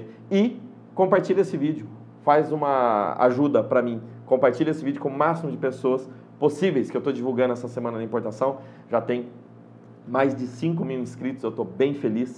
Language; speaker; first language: Portuguese; native; Portuguese